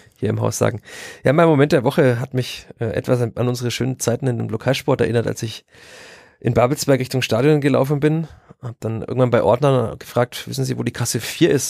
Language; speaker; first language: German; native; German